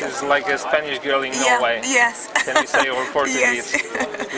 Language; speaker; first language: English; non-native, learner; Polish